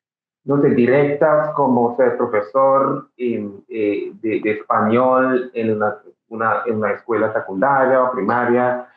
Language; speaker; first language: Spanish; non-native, fluent; English